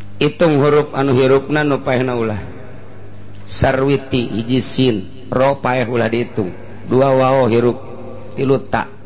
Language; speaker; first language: Sundanese; native; Sundanese